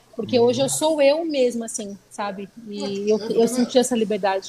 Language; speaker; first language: Portuguese; native; Portuguese